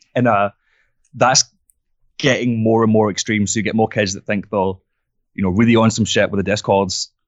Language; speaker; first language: English; non-native, fluent; French